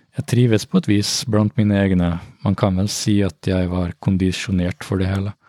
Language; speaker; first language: Norwegian; native; Norwegian